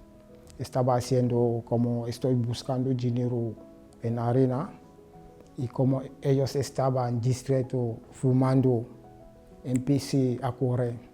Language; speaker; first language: Spanish; non-native, learner; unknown